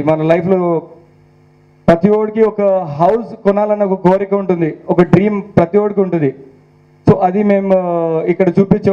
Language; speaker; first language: Telugu; non-native, local second language; Hindi